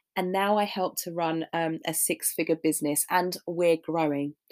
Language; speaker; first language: English; native; English